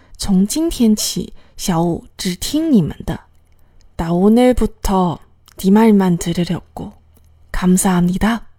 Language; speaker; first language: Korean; non-native, learner; Chinese